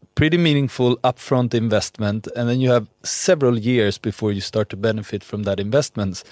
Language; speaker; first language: English; non-native, fluent; Swedish